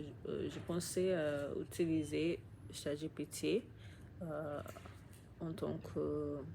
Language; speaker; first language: French; non-native, learner; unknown